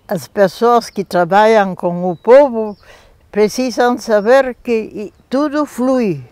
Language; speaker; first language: Portuguese; non-native, fluent; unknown